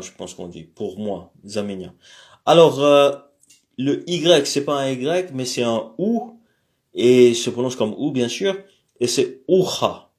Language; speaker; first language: French; native; French